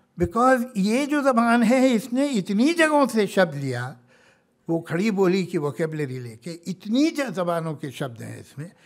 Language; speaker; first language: Hindi; native; Hindi